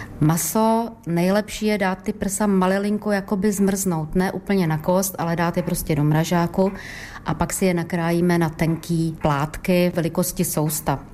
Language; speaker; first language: Czech; native; Czech